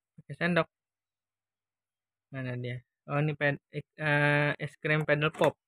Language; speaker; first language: Indonesian; native; Indonesian